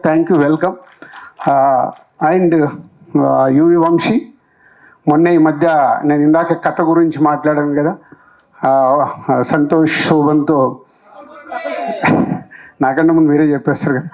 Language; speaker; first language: Telugu; native; Telugu